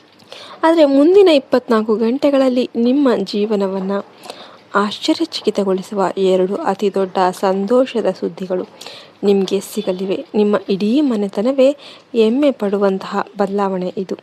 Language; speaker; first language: Kannada; native; Kannada